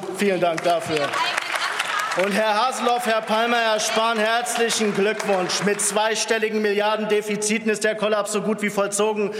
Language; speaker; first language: German; native; German